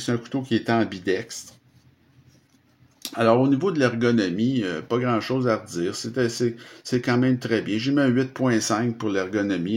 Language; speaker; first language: French; native; French